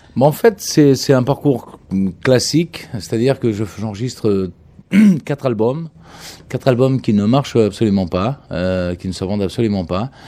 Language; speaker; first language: French; early bilingual, other home language; Portuguese